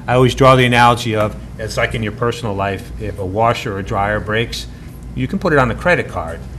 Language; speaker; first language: English; native; English